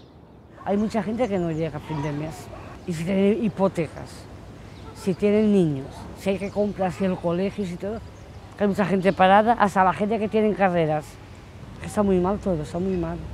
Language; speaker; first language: Spanish; native; Spanish